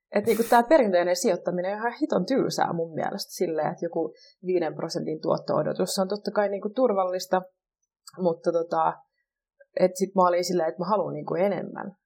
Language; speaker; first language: Finnish; native; Finnish